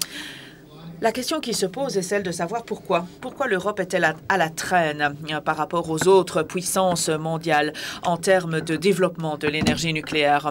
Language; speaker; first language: French; native; French